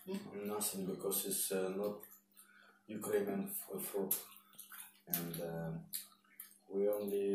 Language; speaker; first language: English; non-native, learner; Russian